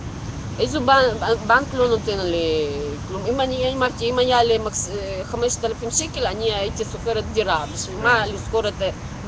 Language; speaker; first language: Hebrew; non-native, local second language; Russian